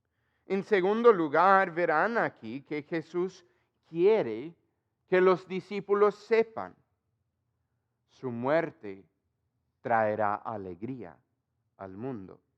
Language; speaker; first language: Spanish; non-native, fluent; English